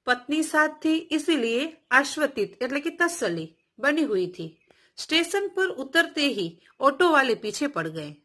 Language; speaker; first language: Hindi; non-native, local second language; Gujarati